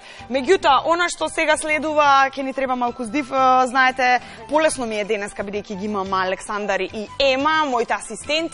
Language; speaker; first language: Macedonian; native; Macedonian